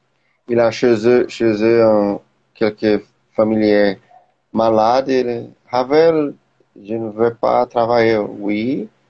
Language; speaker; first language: French; non-native, learner; Portuguese